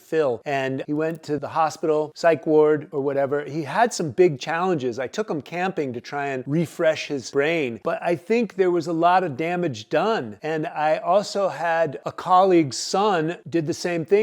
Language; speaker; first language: English; native; English